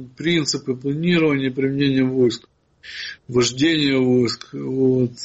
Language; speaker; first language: Russian; non-native, local second language; Ukrainian